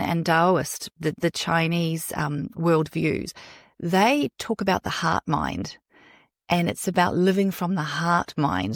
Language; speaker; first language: English; native; English